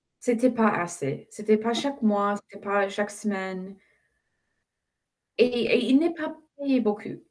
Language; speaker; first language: French; non-native, fluent; English